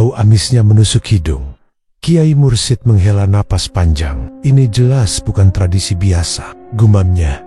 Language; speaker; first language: Indonesian; native; Indonesian